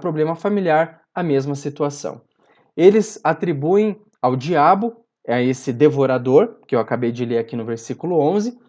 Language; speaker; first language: Portuguese; native; Portuguese